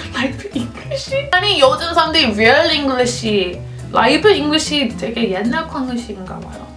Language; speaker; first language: Korean; non-native, fluent; English